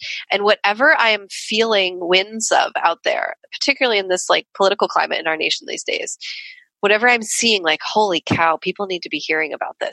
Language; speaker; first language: English; native; English